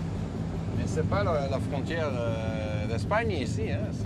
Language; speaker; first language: French; non-native, learner; Dutch